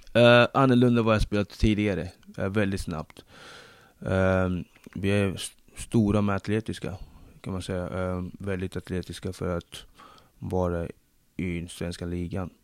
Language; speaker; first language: Swedish; early bilingual, other home language; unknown